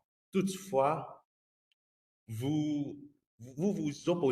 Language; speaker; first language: French; non-native, fluent; Vietnamese